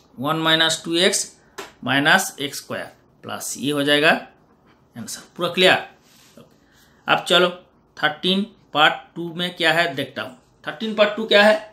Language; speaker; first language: Hindi; non-native, local second language; Bangla